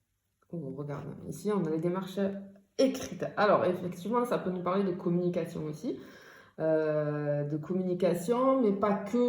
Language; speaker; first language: French; native; French